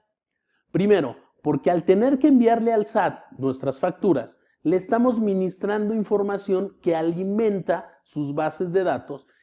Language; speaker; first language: Spanish; native; Spanish